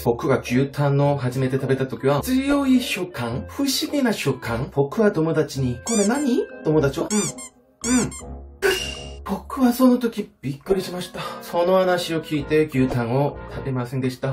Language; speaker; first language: Japanese; non-native, fluent; Korean